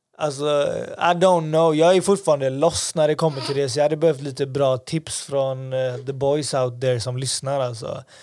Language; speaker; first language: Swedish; early bilingual, other home language; Persian